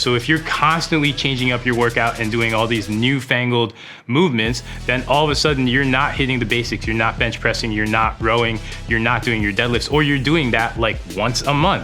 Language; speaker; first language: English; native; English